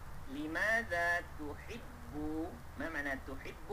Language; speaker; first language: Arabic; non-native, fluent; Malay